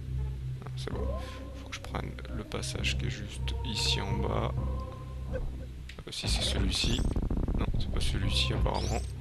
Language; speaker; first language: French; native; French